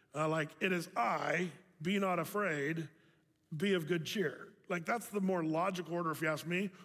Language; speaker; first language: English; native; English